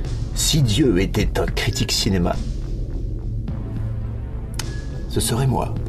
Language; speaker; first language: French; native; French